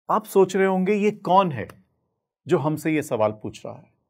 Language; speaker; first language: Hindi; native; Hindi